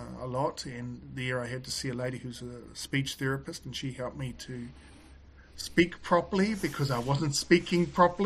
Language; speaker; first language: English; native; English